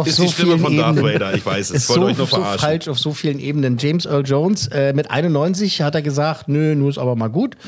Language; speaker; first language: German; native; German